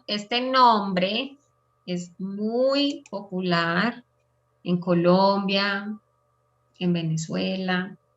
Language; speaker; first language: Spanish; non-native, fluent; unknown